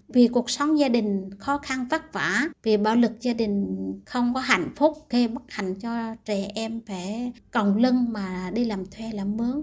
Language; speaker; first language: Vietnamese; non-native, local second language; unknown